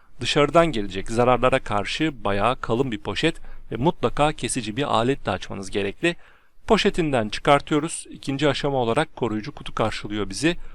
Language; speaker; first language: Turkish; native; Turkish